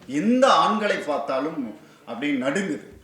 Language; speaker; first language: Tamil; native; Tamil